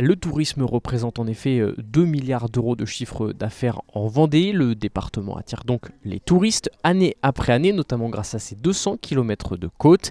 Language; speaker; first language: French; native; French